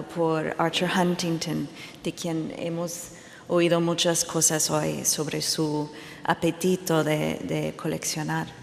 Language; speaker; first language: Spanish; non-native, fluent; English